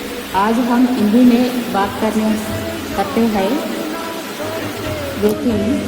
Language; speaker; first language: Hindi; non-native, local second language; Telugu